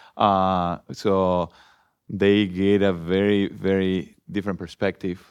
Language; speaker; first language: English; non-native, fluent; Spanish